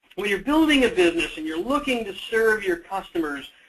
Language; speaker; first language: English; native; English